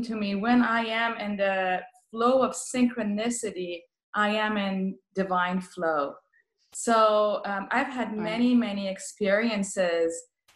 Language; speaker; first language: English; non-native, fluent; Persian